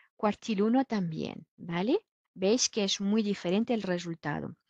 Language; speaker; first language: Spanish; non-native, fluent; French